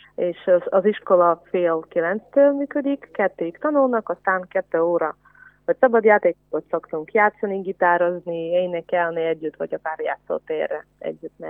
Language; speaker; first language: Hungarian; non-native, fluent; Ukrainian